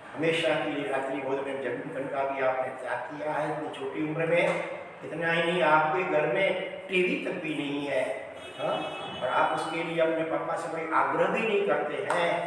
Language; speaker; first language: Hindi; non-native, local second language; Gujarati